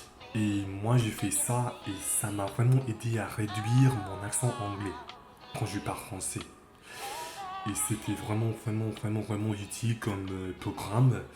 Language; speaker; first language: French; non-native, fluent; English